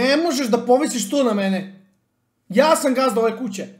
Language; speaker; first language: Bosnian; native; Bosnian